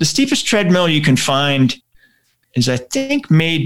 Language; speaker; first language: English; native; English